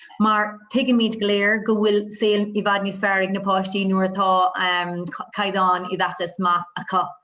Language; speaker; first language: Irish; native; Irish